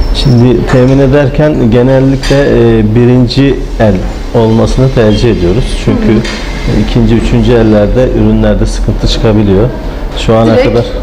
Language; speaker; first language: Turkish; native; Turkish